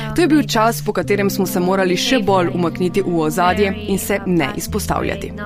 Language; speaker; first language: Slovenian; non-native, fluent; Spanish